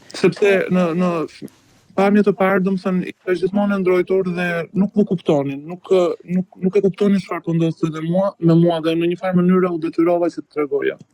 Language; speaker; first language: Albanian; native; Albanian